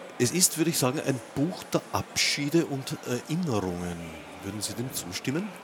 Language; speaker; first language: German; native; German